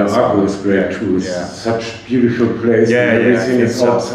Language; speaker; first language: English; non-native, fluent; German